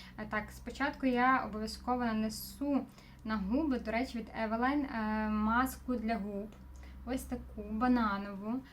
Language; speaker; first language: Ukrainian; non-native, local second language; Russian